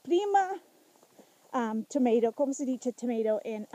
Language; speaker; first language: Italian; non-native, learner; English